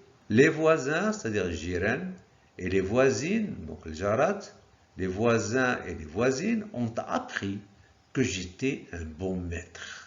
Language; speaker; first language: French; non-native, local second language; Arabic